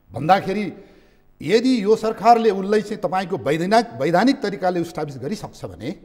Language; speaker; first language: Nepali; native; Nepali